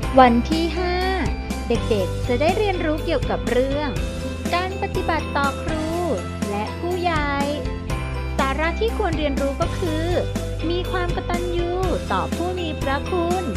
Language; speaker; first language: Thai; native; Thai